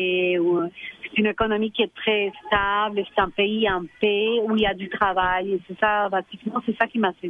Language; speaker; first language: French; non-native, fluent; Spanish